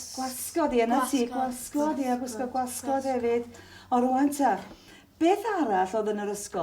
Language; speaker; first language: Welsh; native; Welsh